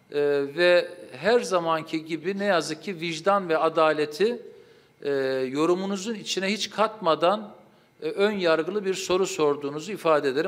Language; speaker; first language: Turkish; native; Turkish